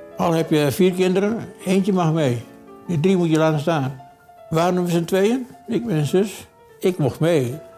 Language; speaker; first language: Dutch; early bilingual, other home language; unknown